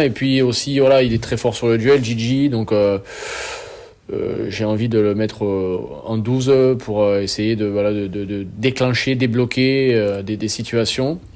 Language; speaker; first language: French; native; French